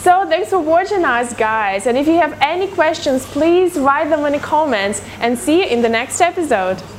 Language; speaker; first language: English; non-native, fluent; Russian